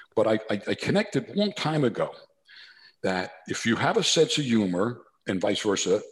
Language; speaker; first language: English; native; English